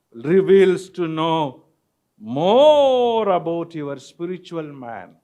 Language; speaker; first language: English; non-native, local second language; Tamil